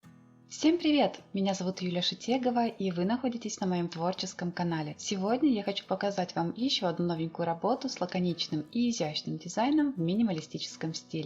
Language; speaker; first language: Russian; native; Russian